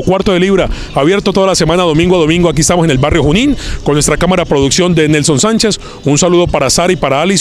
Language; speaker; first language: Spanish; native; Spanish